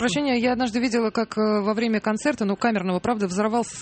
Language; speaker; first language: Russian; native; Russian